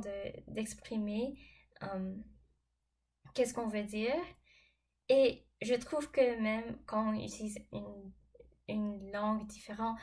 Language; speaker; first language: French; non-native, fluent; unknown